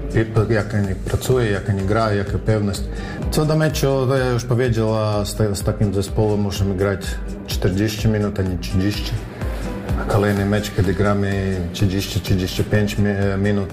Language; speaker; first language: Polish; non-native, fluent; Latvian